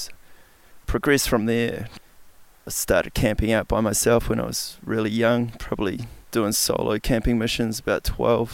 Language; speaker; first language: English; native; English